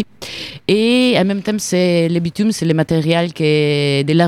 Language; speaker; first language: French; non-native, learner; Italian